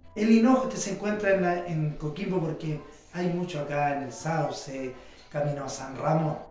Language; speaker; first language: Spanish; native; Spanish